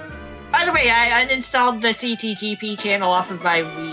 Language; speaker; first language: English; native; English